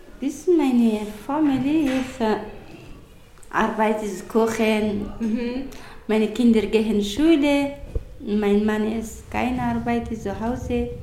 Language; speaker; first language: German; non-native, learner; Persian